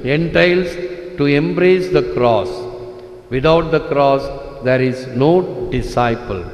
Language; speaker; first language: English; non-native, local second language; Tamil